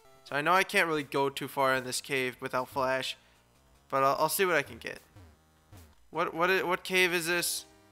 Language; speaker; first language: English; native; English